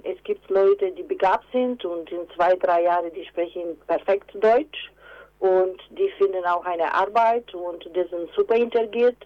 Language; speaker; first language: German; non-native, fluent; Romanian